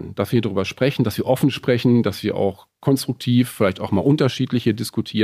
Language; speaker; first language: German; native; German